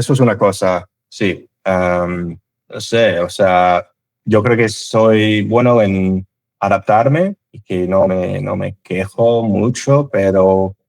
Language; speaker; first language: Spanish; non-native, fluent; English